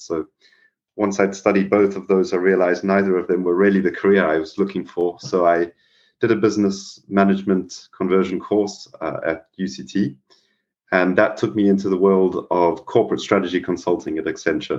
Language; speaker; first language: English; native; English